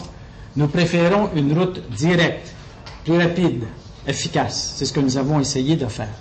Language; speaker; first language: French; native; French